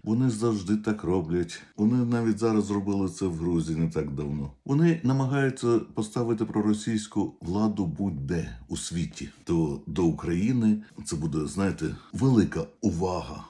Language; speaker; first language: Ukrainian; non-native, local second language; Russian